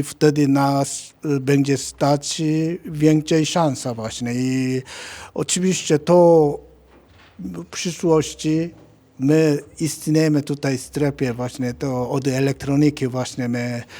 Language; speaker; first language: Polish; non-native, learner; Korean